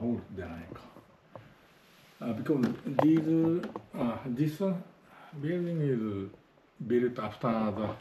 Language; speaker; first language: English; non-native, learner; Japanese